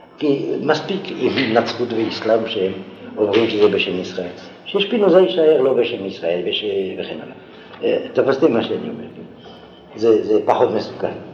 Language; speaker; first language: Hebrew; non-native, fluent; French